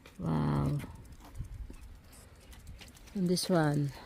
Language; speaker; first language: English; non-native, learner; Filipino